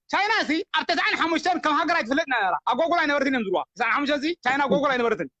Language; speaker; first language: Tigrinya; native; Tigrinya